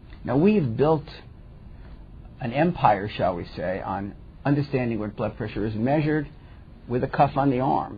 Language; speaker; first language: English; native; English